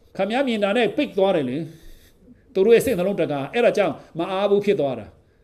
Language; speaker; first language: Burmese; non-native, local second language; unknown